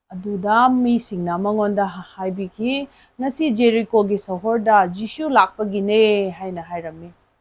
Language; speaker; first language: Manipuri; non-native, local second language; Rongmei Naga